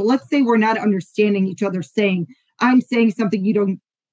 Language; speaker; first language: English; non-native, fluent; Polish